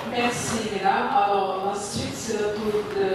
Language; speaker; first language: French; non-native, fluent; Indonesian